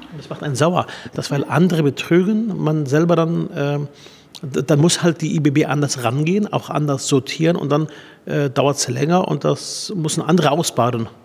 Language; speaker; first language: German; early bilingual, other home language; Arabic